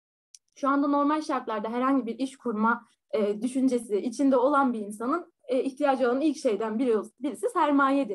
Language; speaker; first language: Turkish; native; Turkish